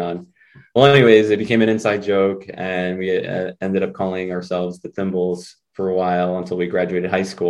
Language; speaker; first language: English; early bilingual, other home language; Spanish